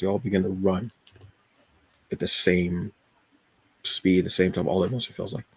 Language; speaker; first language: English; native; English